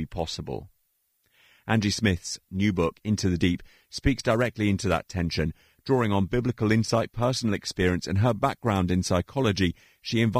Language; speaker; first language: English; native; English